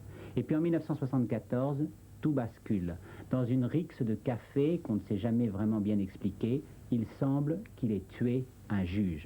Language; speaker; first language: French; native; French